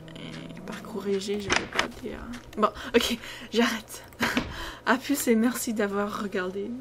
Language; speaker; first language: French; non-native, fluent; English